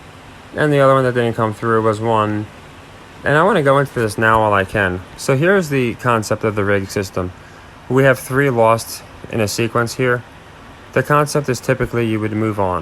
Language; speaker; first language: English; native; English